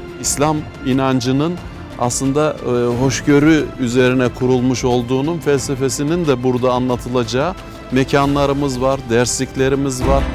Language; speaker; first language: Turkish; native; Turkish